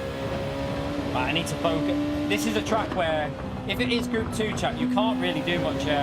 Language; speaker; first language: English; native; English